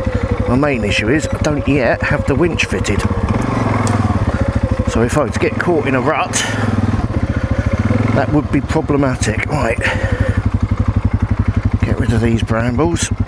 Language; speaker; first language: English; native; English